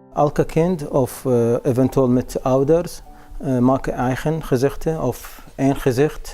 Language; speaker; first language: Dutch; non-native, learner; Arabic